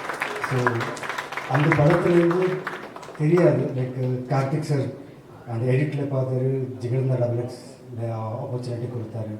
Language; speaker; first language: Tamil; non-native, fluent; Telugu